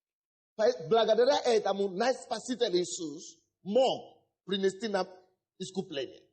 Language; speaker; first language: Russian; non-native, fluent; Yoruba